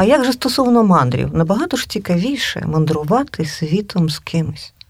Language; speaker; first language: Ukrainian; native; Ukrainian